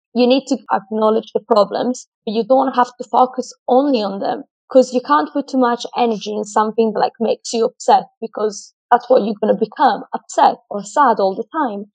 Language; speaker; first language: English; non-native, fluent; Italian